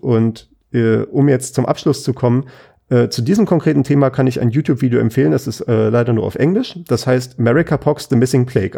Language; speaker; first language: German; native; German